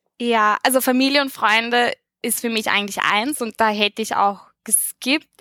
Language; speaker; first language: German; early bilingual, heritage; German